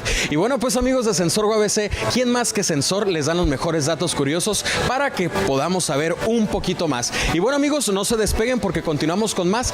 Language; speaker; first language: Spanish; native; Spanish